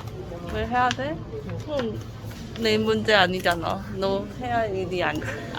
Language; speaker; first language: Korean; non-native, learner; Chinese